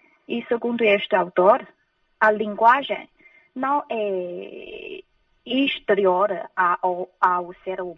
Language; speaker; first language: Portuguese; non-native, fluent; Chinese